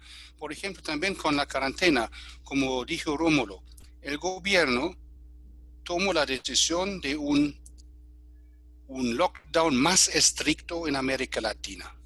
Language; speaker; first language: Spanish; non-native, fluent; German